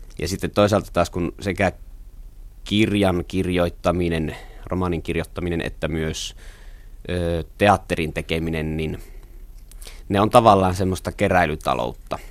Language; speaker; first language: Finnish; native; Finnish